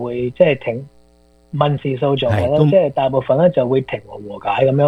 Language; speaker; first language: Chinese; early bilingual, heritage; Cantonese